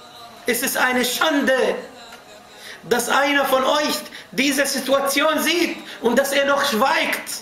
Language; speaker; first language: German; non-native, fluent; Arabic